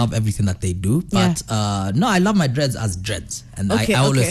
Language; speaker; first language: English; non-native, local second language; Swahili